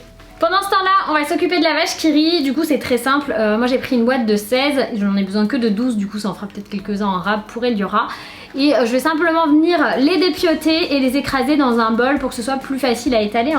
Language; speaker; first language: French; native; French